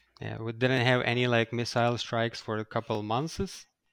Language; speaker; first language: English; non-native, fluent; Ukrainian